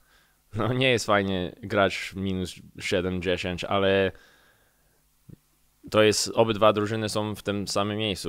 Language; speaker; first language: Polish; early bilingual, heritage; English